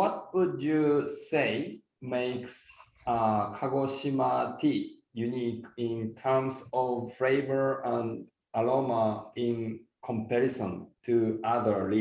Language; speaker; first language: English; non-native, learner; Japanese